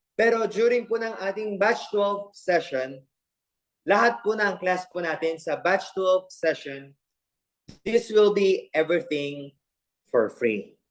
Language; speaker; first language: Filipino; native; Filipino